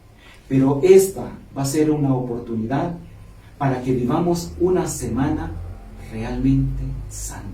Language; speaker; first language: Spanish; native; Spanish